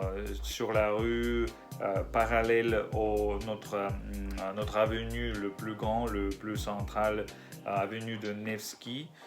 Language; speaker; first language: French; non-native, learner; Russian